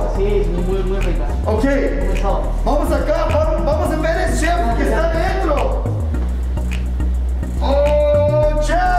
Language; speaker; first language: Spanish; non-native, learner; English